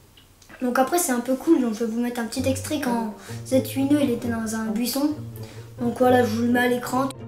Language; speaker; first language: French; native; French